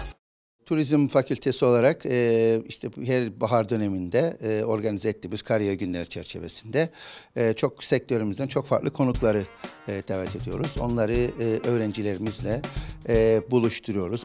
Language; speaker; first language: Turkish; native; Turkish